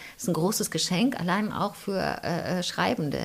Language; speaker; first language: German; native; German